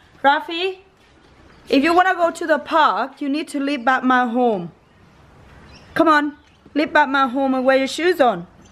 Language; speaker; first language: English; non-native, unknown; Vietnamese